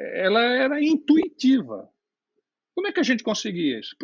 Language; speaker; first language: Portuguese; native; Portuguese